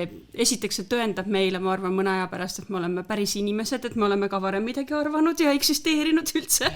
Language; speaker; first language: Estonian; native; Estonian